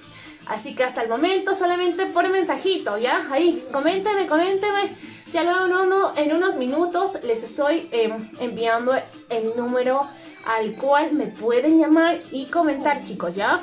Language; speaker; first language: Spanish; native; Spanish